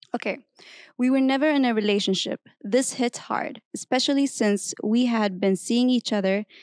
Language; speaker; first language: English; non-native, fluent; Arabic